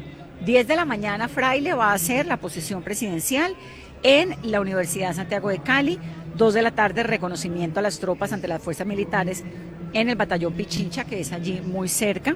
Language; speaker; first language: Spanish; native; Spanish